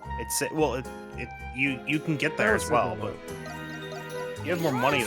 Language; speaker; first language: English; native; English